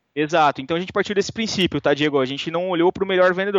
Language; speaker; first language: Portuguese; native; Portuguese